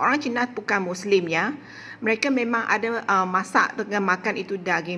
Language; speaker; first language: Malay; non-native, local second language; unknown